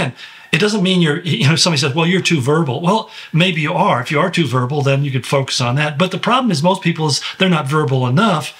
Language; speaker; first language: English; native; English